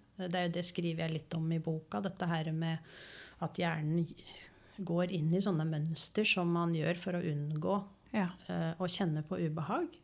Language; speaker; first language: Norwegian; native; Norwegian